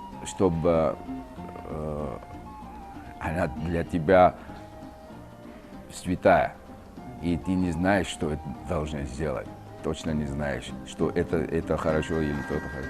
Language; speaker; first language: Russian; non-native, fluent; Georgian